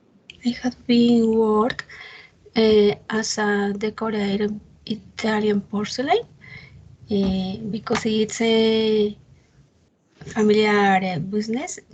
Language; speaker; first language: English; non-native, learner; Spanish